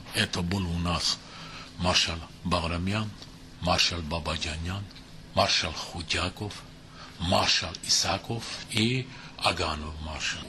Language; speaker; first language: Russian; non-native, local second language; Armenian